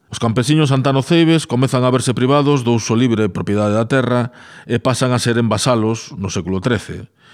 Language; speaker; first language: Galician; native; Galician